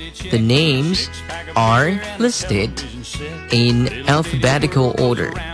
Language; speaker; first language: English; non-native, fluent; Chinese